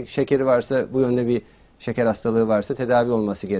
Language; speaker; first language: Turkish; native; Turkish